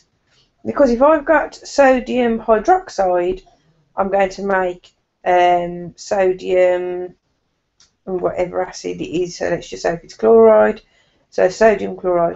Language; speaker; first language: English; native; English